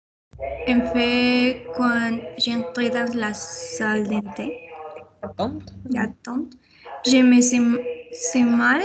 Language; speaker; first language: French; non-native, learner; Spanish